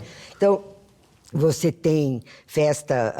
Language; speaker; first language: Portuguese; native; Portuguese